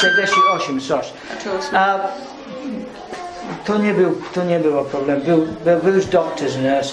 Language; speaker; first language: Polish; early bilingual, heritage; English